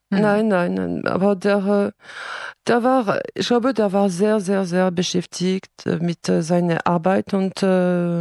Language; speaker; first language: German; non-native, fluent; French